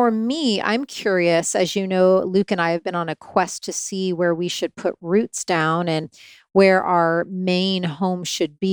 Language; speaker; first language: English; native; English